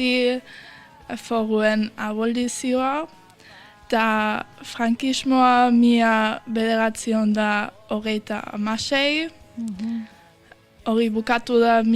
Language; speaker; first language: Basque; early bilingual, heritage; Basque